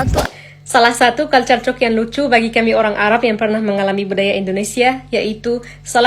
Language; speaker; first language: Indonesian; non-native, fluent; Arabic